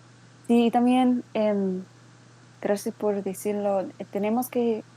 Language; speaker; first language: Spanish; non-native, learner; English